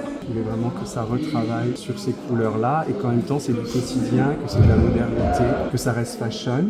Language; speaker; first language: French; native; French